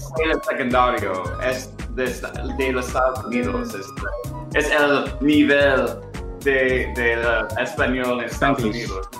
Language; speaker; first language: Spanish; non-native, learner; English